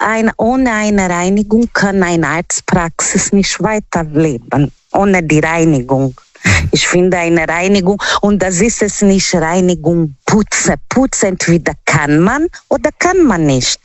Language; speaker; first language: German; non-native, learner; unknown